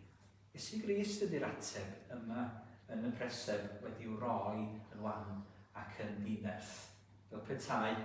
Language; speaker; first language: Welsh; native; Welsh